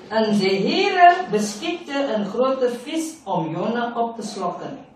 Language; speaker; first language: Dutch; non-native, learner; Indonesian